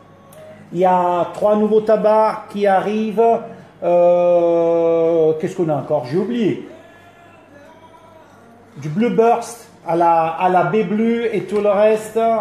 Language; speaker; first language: French; early bilingual, other home language; Italian